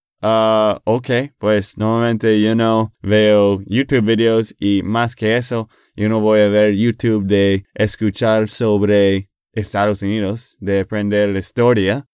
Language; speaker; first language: Spanish; non-native, fluent; English